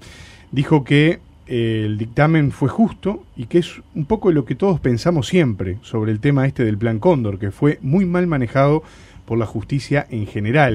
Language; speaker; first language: Spanish; native; Spanish